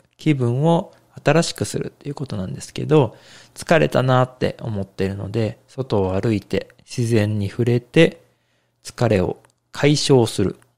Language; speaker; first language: Japanese; native; Japanese